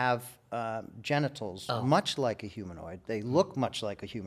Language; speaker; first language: English; native; English